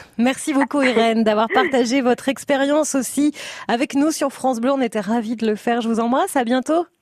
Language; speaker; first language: French; native; French